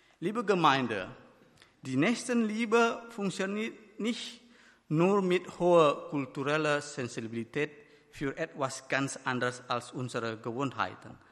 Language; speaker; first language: German; non-native, fluent; Batak Toba